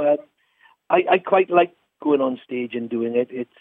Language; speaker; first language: English; native; English